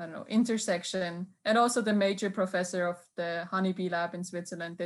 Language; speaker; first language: English; non-native, fluent; Swiss German